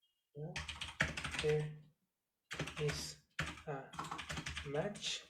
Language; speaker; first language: English; non-native, fluent; Spanish